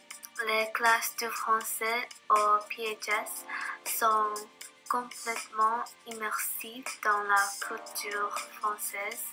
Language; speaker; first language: French; non-native, learner; English